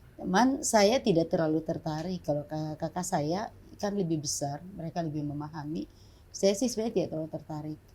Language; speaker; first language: Indonesian; native; Indonesian